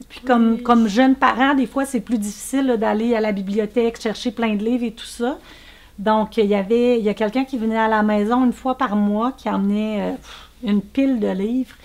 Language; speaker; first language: French; native; French